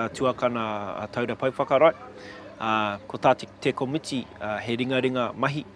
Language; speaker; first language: Māori; non-native, local second language; English